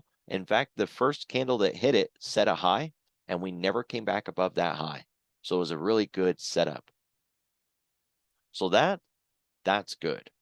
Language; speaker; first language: English; native; English